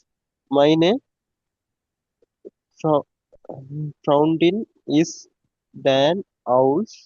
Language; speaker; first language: German; non-native, learner; Tamil